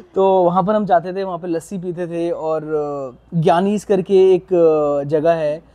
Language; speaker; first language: Hindi; native; Hindi